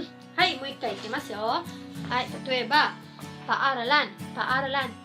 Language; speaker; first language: Japanese; non-native, fluent; Filipino